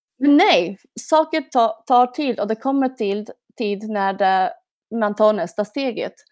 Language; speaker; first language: Swedish; non-native, fluent; Polish